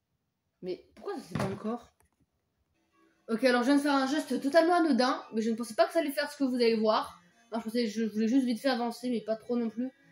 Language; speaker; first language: French; native; French